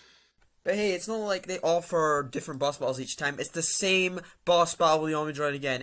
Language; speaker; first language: English; native; English